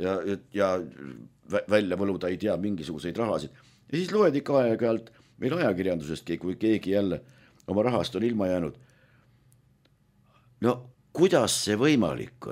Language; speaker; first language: Estonian; native; Estonian